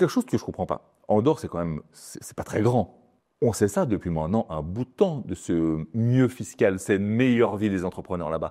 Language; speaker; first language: French; native; French